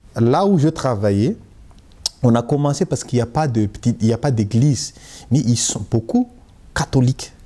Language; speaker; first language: French; non-native, local second language; Malagasy